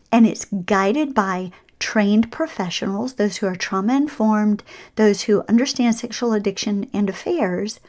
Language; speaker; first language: English; native; English